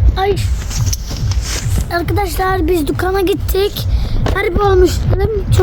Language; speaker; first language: Turkish; early bilingual, heritage; Turkish